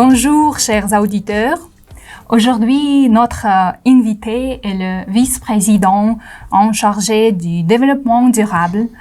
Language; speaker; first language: French; non-native, fluent; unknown